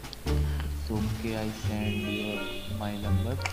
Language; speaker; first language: English; non-native, learner; Malayalam